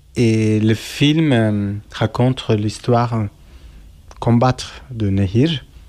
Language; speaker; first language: French; non-native, learner; Kurdish